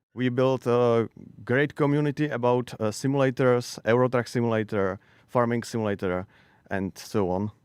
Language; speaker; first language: English; non-native, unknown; Czech